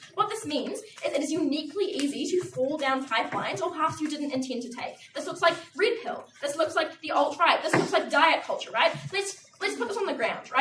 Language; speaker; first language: English; native; English